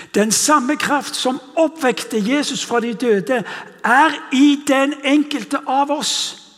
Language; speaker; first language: Norwegian; non-native, fluent; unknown